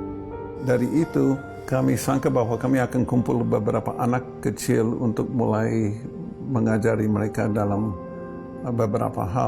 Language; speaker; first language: Indonesian; non-native, fluent; English